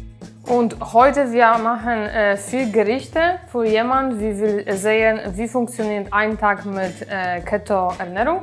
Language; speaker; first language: German; non-native, learner; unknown